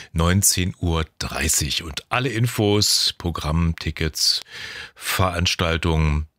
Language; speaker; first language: German; native; German